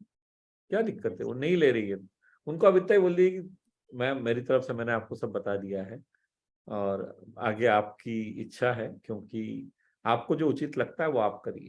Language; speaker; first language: Hindi; native; Hindi